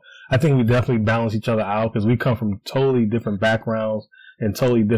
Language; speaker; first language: English; native; English